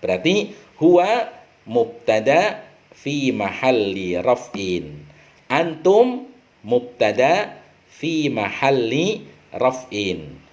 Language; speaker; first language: Arabic; non-native, fluent; Indonesian